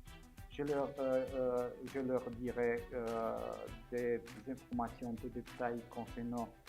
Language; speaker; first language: French; non-native, fluent; Romanian